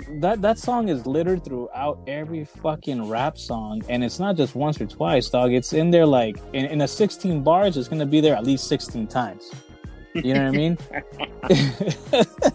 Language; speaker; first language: English; early bilingual, other home language; Spanish